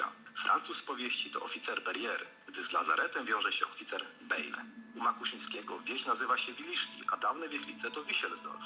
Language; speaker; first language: Polish; native; Polish